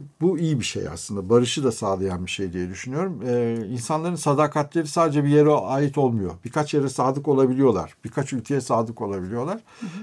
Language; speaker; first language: Turkish; native; Turkish